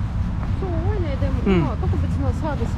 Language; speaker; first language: Japanese; non-native, learner; Russian